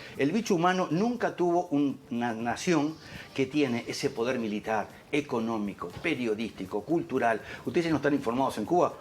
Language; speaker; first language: Spanish; native; Spanish